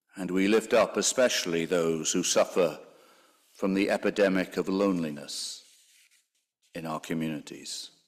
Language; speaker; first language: English; native; English